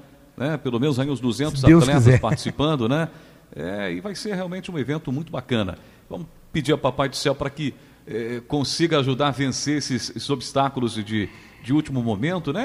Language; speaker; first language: Portuguese; native; Portuguese